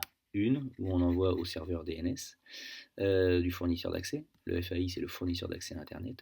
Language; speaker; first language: French; native; French